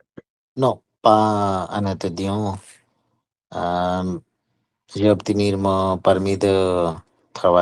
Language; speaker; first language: French; non-native, learner; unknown